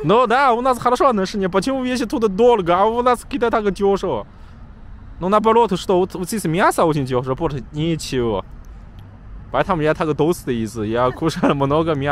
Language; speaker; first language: Russian; non-native, learner; Chinese